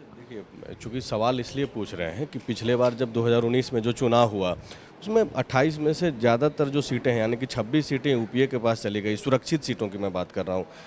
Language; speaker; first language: Hindi; native; Hindi